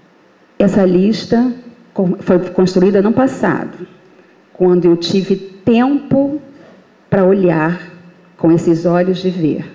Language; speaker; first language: Portuguese; native; Portuguese